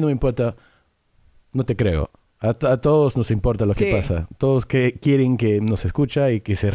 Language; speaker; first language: Spanish; early bilingual, heritage; English